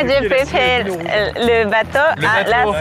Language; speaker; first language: French; non-native, learner; Japanese